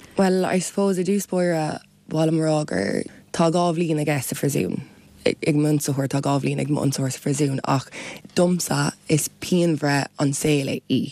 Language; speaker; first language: Irish; non-native, local second language; English